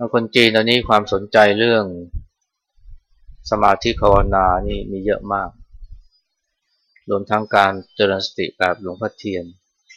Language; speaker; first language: Thai; native; Thai